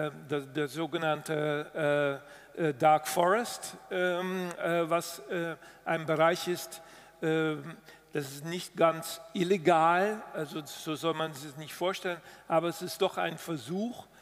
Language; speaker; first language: German; non-native, fluent; Dutch